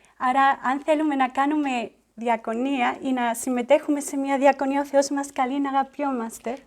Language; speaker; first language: Greek; non-native, fluent; Spanish